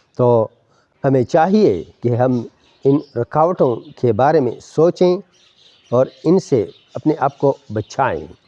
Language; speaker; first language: Urdu; non-native, local second language; Pashto